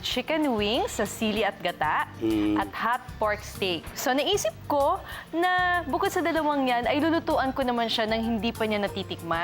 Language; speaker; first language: Filipino; native; Filipino